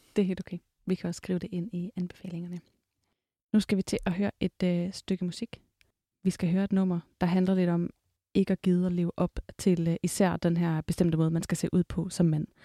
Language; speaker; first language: Danish; native; Danish